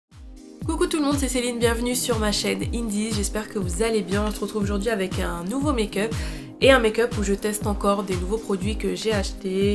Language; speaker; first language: French; native; French